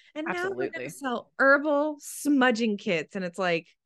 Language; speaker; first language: English; native; English